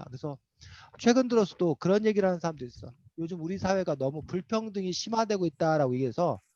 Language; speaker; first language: Korean; native; Korean